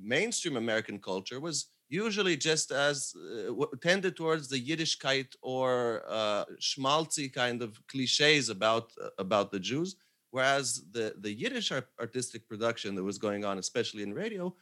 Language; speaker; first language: English; non-native, fluent; Hebrew